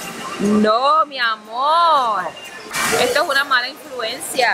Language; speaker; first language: Spanish; native; Spanish